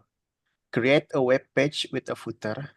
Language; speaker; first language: English; non-native, learner; Indonesian